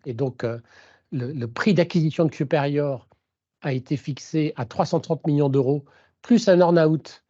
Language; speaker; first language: French; native; French